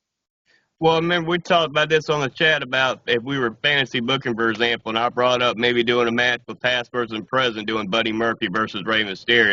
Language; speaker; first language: English; native; English